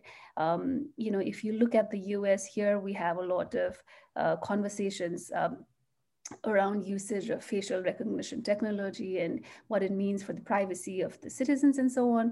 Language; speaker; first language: English; non-native, local second language; Nepali